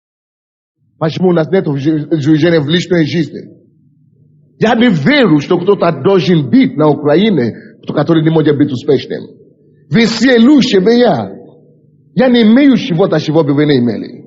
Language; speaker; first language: Russian; non-native, fluent; Yoruba